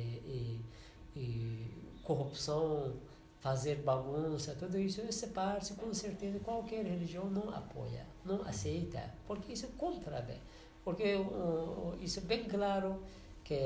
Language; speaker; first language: Portuguese; non-native, learner; Persian